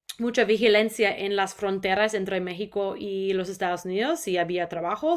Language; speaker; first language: Spanish; non-native, fluent; English